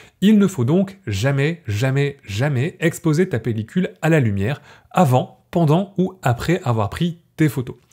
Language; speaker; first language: French; native; French